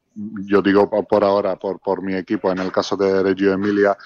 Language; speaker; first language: Spanish; non-native, fluent; Georgian